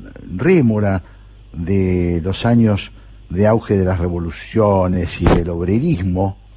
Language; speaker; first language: Spanish; native; Spanish